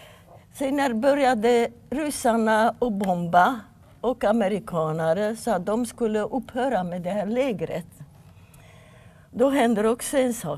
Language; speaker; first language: Swedish; non-native, fluent; Yiddish